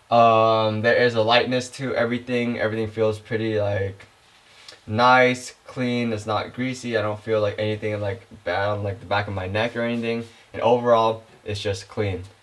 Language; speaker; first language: English; native; English